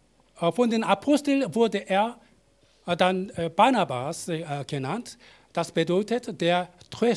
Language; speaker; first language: German; non-native, learner; Korean